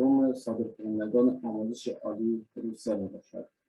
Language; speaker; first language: Persian; native; Persian